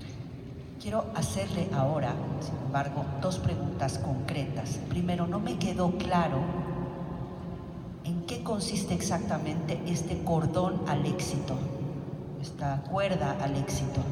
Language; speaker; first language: Spanish; native; Spanish